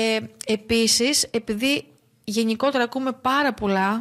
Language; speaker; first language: Greek; native; Greek